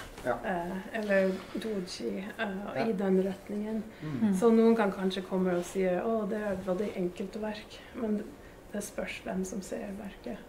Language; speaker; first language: Norwegian; non-native, fluent; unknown